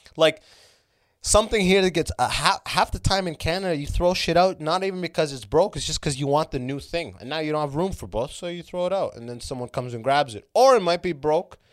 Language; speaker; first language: English; early bilingual, other home language; Arabic